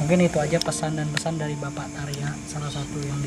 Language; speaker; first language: Indonesian; native; Indonesian